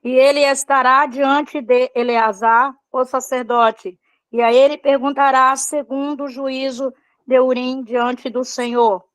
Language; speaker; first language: Portuguese; native; Portuguese